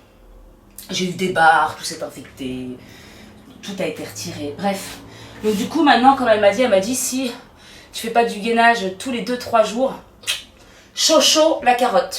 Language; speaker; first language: French; native; French